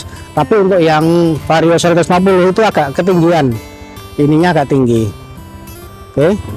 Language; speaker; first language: Indonesian; native; Indonesian